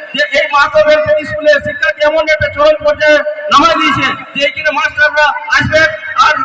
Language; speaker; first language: Bangla; native; Bangla